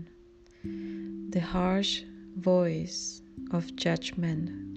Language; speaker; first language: English; non-native, fluent; Spanish